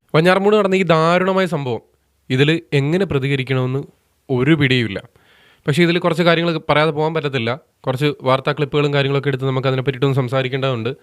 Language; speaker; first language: Malayalam; native; Malayalam